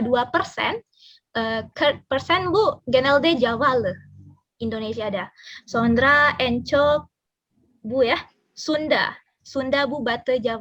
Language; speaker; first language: Turkish; non-native, learner; Indonesian